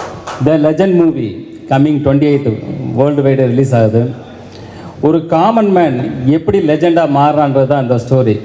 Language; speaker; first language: Tamil; native; Tamil